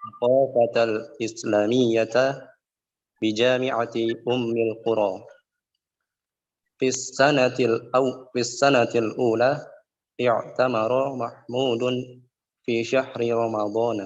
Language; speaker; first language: Arabic; non-native, learner; Indonesian